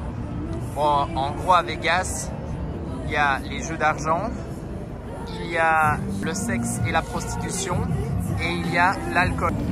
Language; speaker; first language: French; native; French